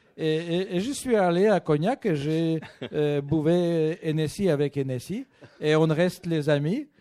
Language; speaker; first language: French; non-native, fluent; Russian